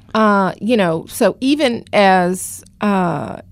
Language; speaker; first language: English; native; English